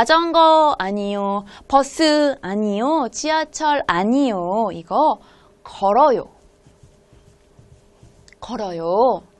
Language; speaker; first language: Korean; non-native, fluent; Hmong